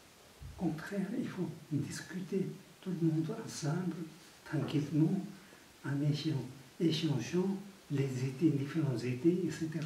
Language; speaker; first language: French; non-native, fluent; Tibetan